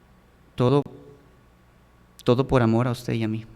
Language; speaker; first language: Spanish; native; Spanish